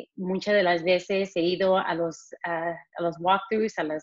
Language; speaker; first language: Spanish; early bilingual, heritage; Spanish